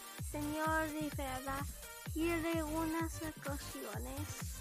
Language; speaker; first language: Spanish; non-native, learner; English